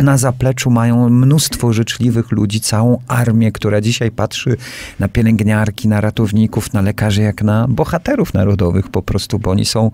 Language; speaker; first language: Polish; native; Polish